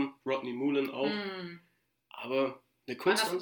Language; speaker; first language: German; native; German